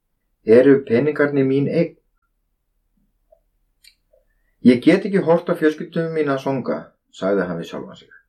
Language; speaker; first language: Icelandic; native; Icelandic